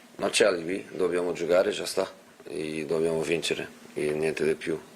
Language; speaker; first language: Italian; non-native, fluent; Portuguese